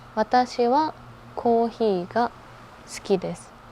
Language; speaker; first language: Japanese; early bilingual, heritage; Japanese